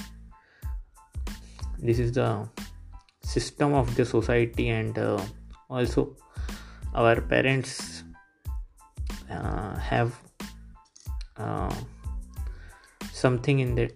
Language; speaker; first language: English; non-native, local second language; Hindi